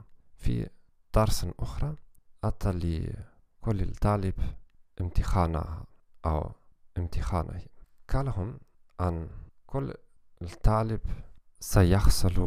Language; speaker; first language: Arabic; non-native, learner; German